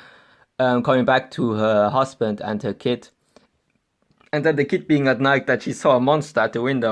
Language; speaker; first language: English; non-native, fluent; German